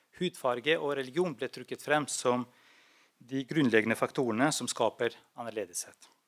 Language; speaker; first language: Norwegian; non-native, fluent; Albanian